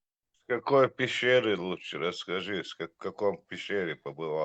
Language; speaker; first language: Russian; non-native, local second language; Chechen